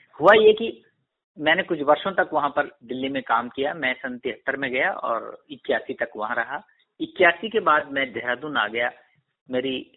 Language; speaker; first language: Hindi; native; Hindi